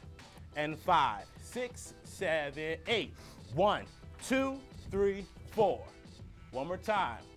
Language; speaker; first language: English; native; English